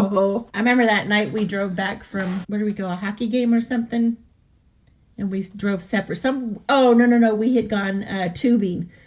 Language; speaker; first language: English; native; English